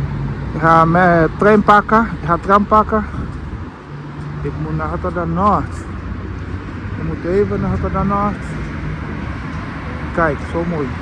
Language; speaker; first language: Dutch; non-native, learner; Portuguese